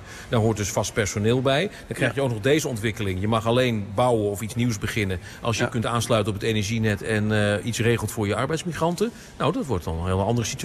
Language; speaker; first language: Dutch; native; Dutch